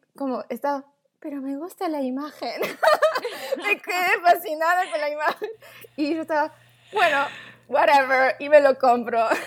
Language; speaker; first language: Spanish; non-native, fluent; Portuguese